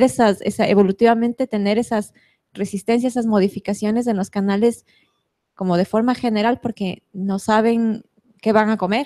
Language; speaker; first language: Spanish; native; Spanish